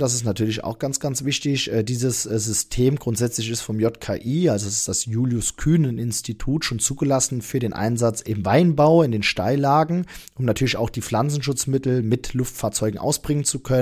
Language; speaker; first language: German; native; German